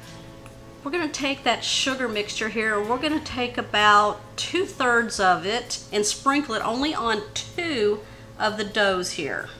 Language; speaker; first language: English; native; English